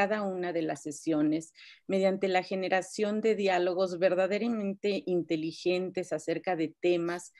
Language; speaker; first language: Spanish; native; Spanish